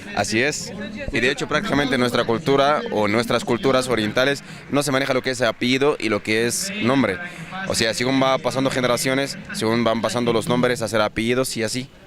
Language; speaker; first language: Spanish; non-native, fluent; Arabic